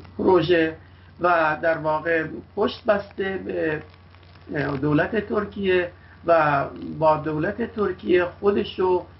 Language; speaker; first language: Persian; non-native, local second language; Kurdish